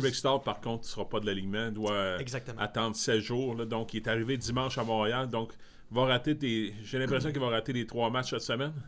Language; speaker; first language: French; native; French